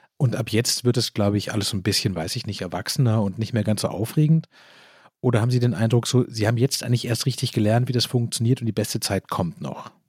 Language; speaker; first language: German; native; German